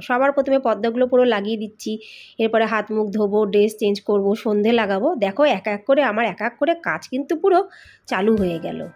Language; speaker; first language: Bangla; native; Bangla